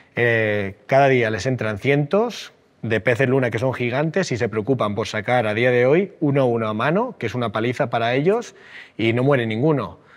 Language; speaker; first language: Spanish; native; Spanish